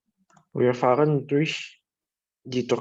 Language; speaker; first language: German; non-native, learner; Indonesian